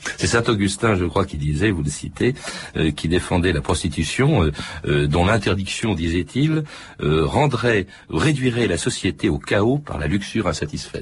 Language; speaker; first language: French; native; French